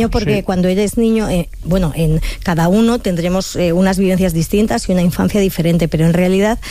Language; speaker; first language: Spanish; native; Spanish